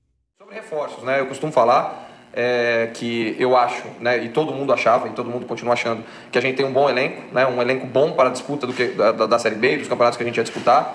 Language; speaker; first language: Portuguese; native; Portuguese